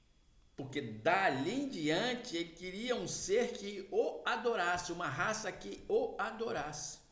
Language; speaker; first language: Portuguese; native; Portuguese